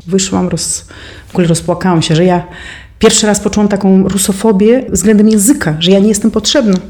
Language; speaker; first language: Polish; non-native, fluent; Russian